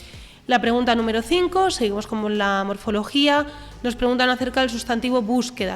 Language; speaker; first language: Spanish; native; Spanish